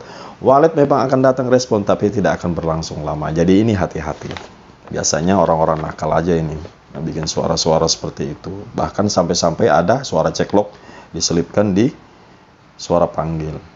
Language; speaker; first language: Indonesian; native; Indonesian